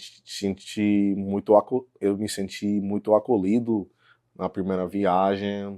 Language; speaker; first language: Portuguese; non-native, fluent; English